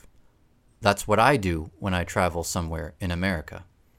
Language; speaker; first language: English; native; English